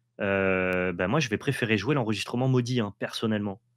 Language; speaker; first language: French; native; French